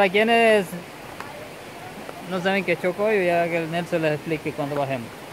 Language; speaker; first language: Spanish; native; Spanish